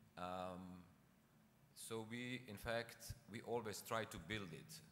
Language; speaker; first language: English; non-native, fluent; Slovenian